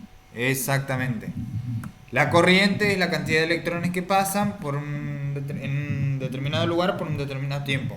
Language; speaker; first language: Spanish; native; Spanish